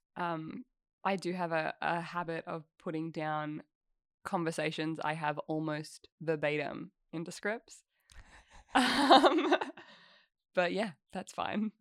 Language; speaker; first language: English; native; English